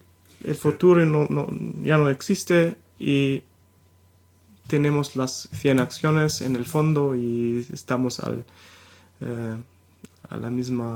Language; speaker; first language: Spanish; non-native, fluent; German